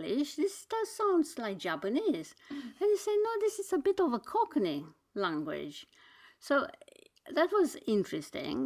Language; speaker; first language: English; non-native, fluent; Romanian